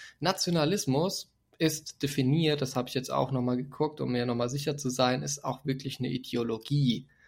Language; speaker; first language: German; native; German